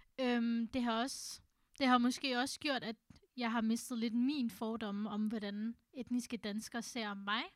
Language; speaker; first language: Danish; early bilingual, other home language; Urdu